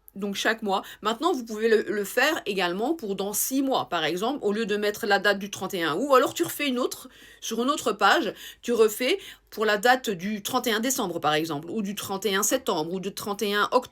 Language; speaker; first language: French; native; French